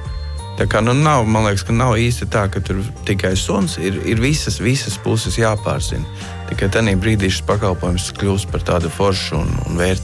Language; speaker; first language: Latvian; native; Latvian